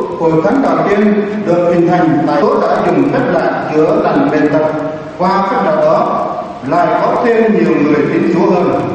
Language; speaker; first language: Vietnamese; non-native, local second language; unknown